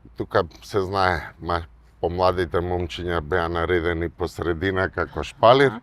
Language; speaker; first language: Macedonian; early bilingual, other home language; Hungarian